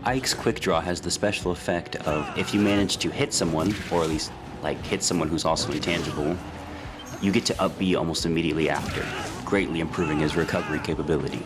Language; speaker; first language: English; native; English